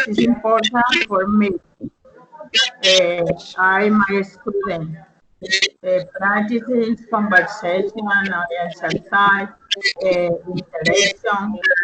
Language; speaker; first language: English; non-native, learner; Spanish